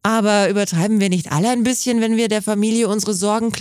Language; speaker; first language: German; native; German